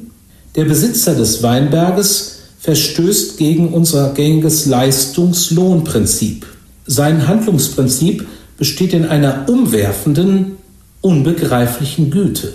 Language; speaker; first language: German; native; German